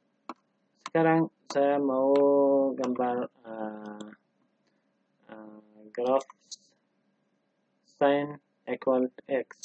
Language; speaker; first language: Indonesian; non-native, learner; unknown